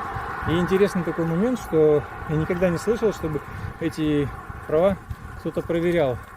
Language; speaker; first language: Russian; native; Russian